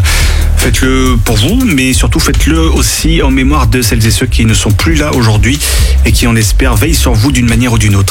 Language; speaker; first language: French; native; French